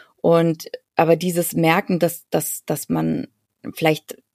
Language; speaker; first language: German; native; German